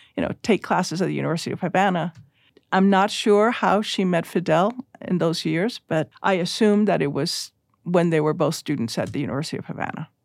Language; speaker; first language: English; early bilingual, other home language; Spanish